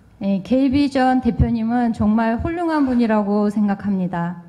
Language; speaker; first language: Korean; non-native, fluent; Kyrgyz